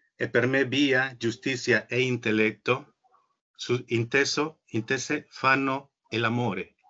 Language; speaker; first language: Italian; non-native, learner; Spanish